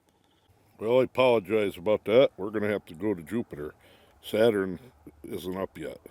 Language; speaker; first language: English; native; English